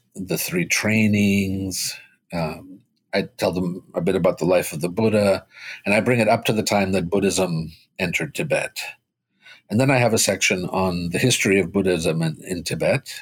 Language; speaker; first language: English; early bilingual, other home language; Spanish